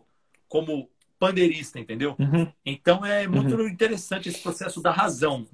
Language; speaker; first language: Portuguese; native; Portuguese